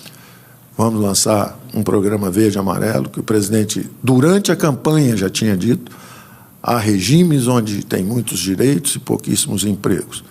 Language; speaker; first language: Portuguese; native; Portuguese